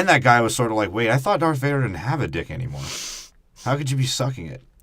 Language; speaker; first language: English; native; English